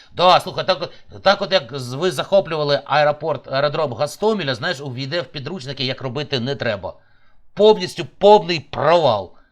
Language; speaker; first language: Ukrainian; native; Ukrainian